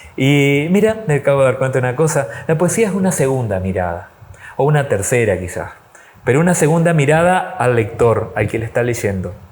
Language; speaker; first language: Spanish; native; Spanish